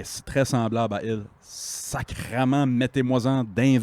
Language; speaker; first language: French; native; French